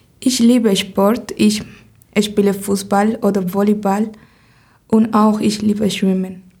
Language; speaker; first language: German; non-native, learner; Spanish